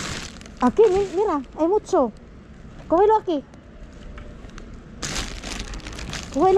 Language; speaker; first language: Spanish; non-native, learner; Filipino